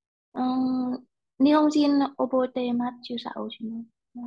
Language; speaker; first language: Japanese; non-native, learner; Vietnamese